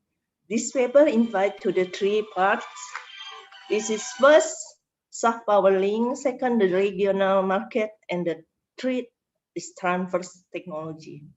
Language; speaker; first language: English; non-native, learner; Indonesian